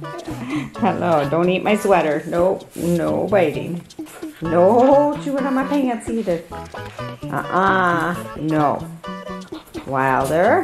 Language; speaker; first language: English; native; English